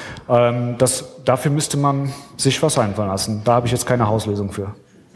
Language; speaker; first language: German; native; German